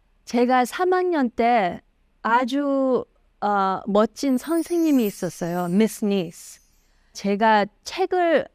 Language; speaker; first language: Korean; early bilingual, heritage; Korean